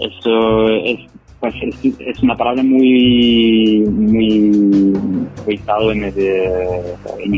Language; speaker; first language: Spanish; non-native, fluent; French